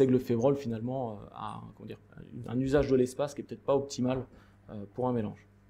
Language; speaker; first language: French; native; French